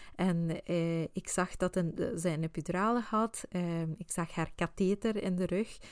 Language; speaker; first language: Dutch; non-native, fluent; Swedish